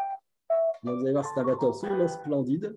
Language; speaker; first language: French; native; French